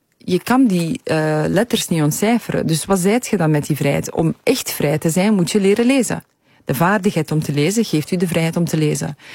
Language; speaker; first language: Dutch; early bilingual, other home language; Polish